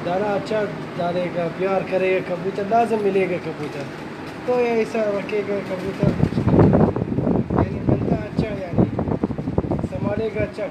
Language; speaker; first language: Hindi; non-native, learner; Arabic